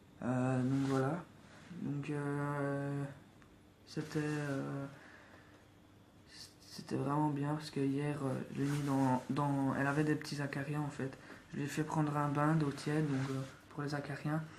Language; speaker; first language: French; native; French